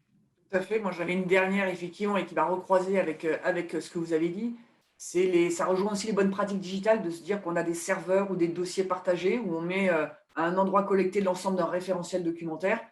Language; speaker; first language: French; native; French